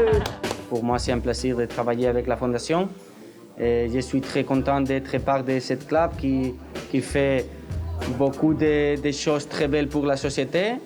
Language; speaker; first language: French; non-native, learner; Spanish